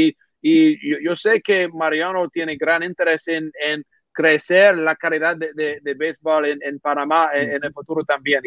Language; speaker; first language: Spanish; non-native, learner; English